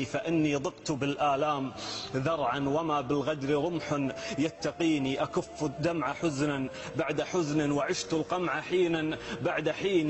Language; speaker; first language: Arabic; native; Arabic